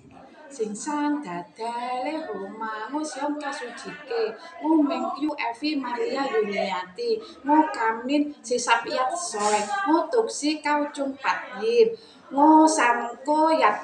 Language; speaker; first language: Cantonese; non-native, learner; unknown